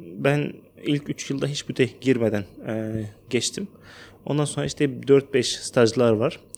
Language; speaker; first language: Turkish; non-native, fluent; Arabic